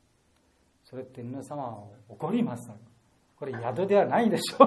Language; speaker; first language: Japanese; non-native, learner; Bangla